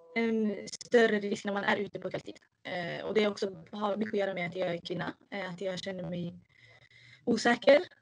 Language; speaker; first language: Swedish; early bilingual, other home language; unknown